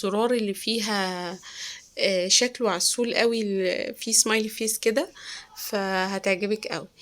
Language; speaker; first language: Arabic; native; Arabic